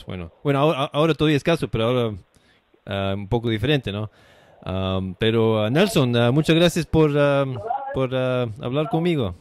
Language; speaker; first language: Spanish; non-native, learner; English